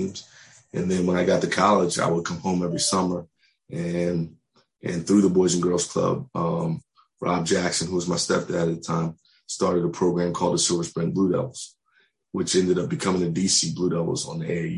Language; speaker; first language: English; native; English